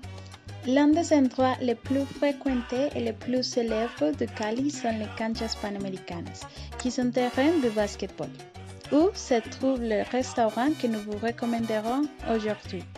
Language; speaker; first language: French; non-native, learner; Spanish